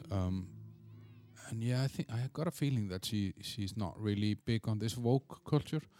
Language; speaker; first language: English; non-native, fluent; Icelandic